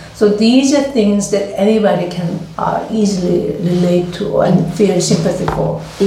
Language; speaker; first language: English; non-native, fluent; Korean